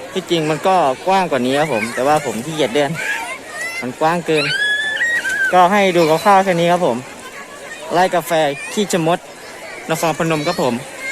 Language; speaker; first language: Thai; native; Thai